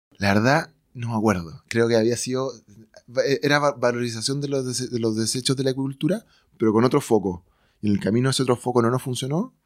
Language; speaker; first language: Spanish; native; Spanish